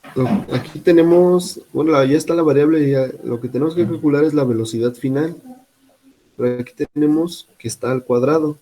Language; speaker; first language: Spanish; native; Spanish